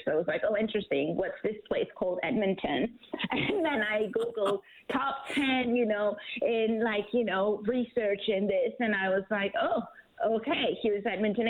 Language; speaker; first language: English; non-native, fluent; German